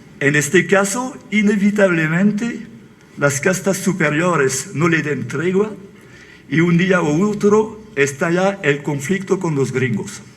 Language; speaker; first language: Spanish; non-native, fluent; French